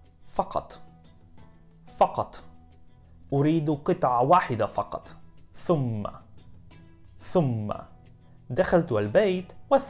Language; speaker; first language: Arabic; non-native, fluent; Polish